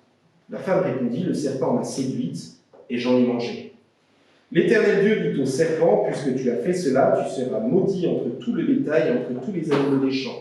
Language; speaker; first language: French; native; French